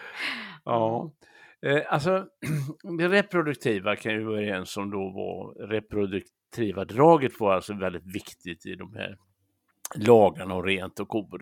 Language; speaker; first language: Swedish; native; Swedish